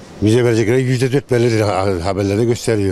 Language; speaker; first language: Turkish; native; Turkish